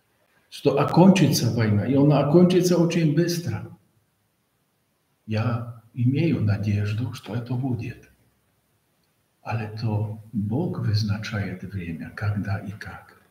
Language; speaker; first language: Russian; non-native, fluent; Polish